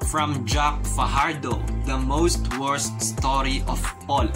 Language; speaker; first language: English; non-native, local second language; Filipino